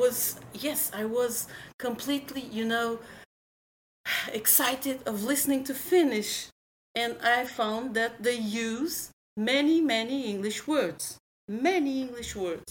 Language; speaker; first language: English; non-native, fluent; Portuguese